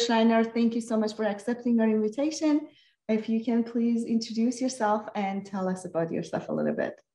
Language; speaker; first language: English; non-native, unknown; Persian